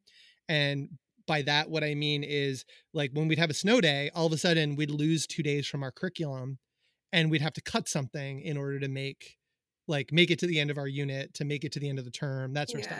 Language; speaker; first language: English; native; English